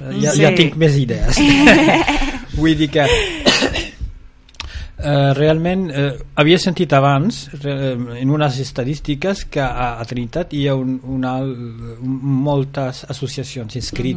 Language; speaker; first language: Catalan; non-native, fluent; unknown